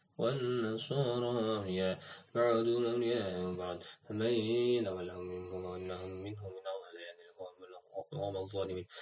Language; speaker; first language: Arabic; non-native, learner; Indonesian